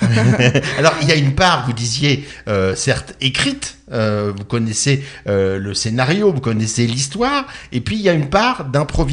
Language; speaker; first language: French; native; French